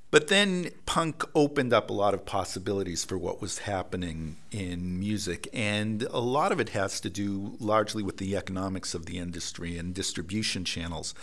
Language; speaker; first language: English; native; English